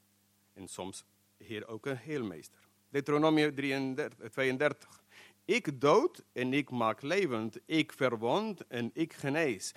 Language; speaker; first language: Dutch; non-native, fluent; English